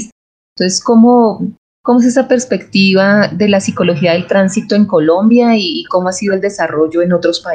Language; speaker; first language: Spanish; native; Spanish